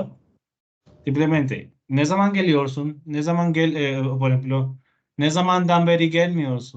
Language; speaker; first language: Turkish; non-native, learner; Spanish